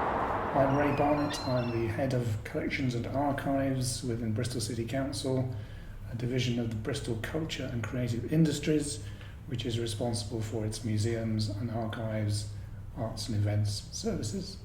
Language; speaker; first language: English; native; English